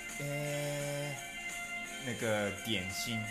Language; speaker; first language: Chinese; non-native, fluent; Japanese